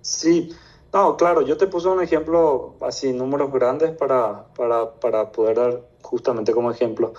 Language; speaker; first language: Spanish; native; Spanish